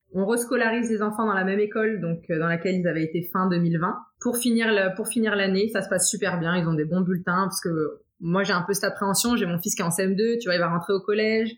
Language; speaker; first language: French; native; French